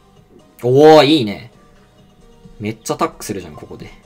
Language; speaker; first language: Japanese; native; Japanese